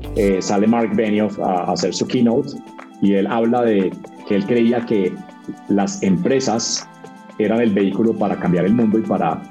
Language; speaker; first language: Spanish; native; Spanish